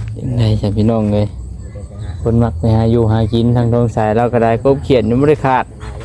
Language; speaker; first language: Thai; native; Thai